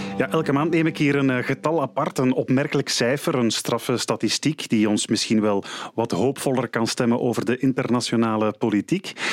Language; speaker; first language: Dutch; native; Dutch